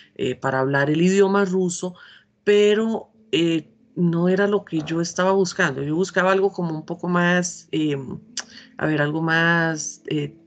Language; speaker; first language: Spanish; native; Spanish